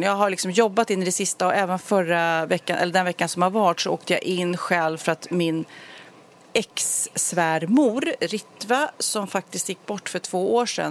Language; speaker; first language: Swedish; native; Swedish